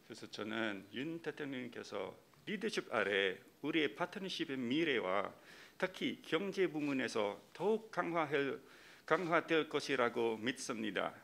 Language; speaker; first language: Korean; non-native, fluent; Indonesian